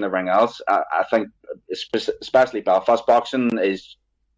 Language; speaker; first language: English; native; English